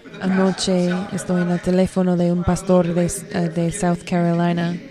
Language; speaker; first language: Spanish; non-native, learner; English